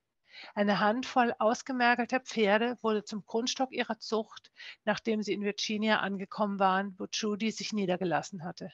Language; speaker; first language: German; native; German